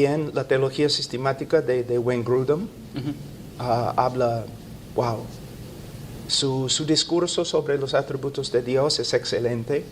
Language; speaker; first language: Spanish; non-native, fluent; English